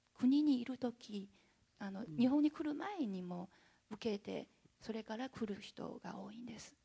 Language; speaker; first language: Japanese; non-native, fluent; Chinese